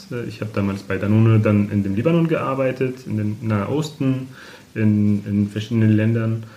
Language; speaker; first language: German; non-native, fluent; Arabic